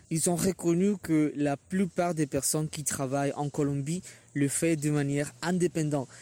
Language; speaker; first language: French; non-native, learner; Spanish